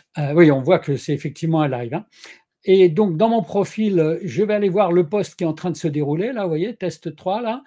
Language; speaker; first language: French; native; French